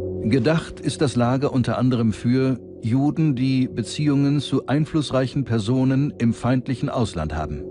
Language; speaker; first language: German; native; German